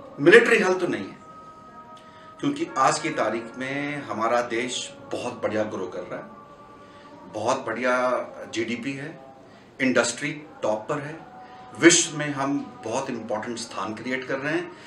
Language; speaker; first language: Hindi; native; Hindi